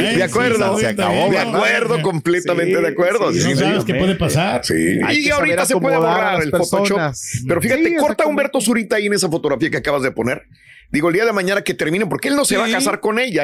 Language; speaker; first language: Spanish; native; Spanish